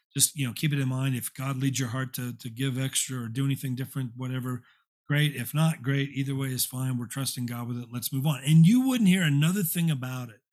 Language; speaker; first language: English; native; English